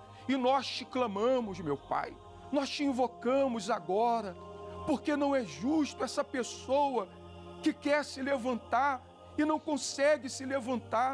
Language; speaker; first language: Portuguese; native; Portuguese